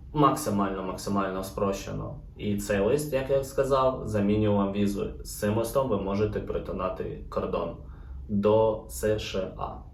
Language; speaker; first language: Ukrainian; non-native, local second language; Russian